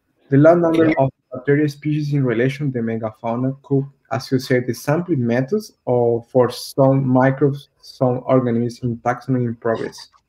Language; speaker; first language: English; non-native, learner; Portuguese